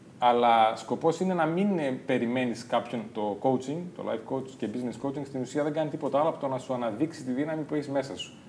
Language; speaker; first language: Greek; native; Greek